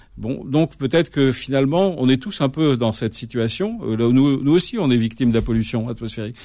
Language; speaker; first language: French; native; French